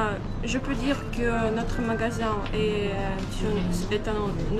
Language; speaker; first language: French; non-native, learner; Russian